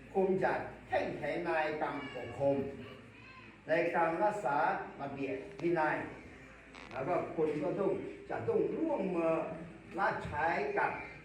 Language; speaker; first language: Thai; non-native, local second language; Akha